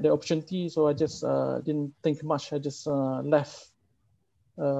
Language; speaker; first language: English; non-native, local second language; Malay